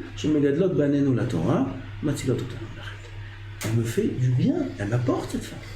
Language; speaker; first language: French; native; French